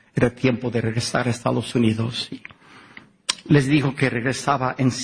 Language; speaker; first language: Spanish; early bilingual, heritage; Spanish